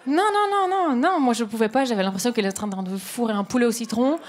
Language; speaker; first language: French; native; French